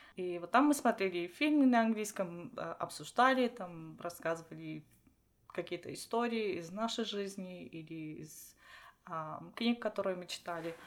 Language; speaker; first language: Russian; non-native, local second language; Armenian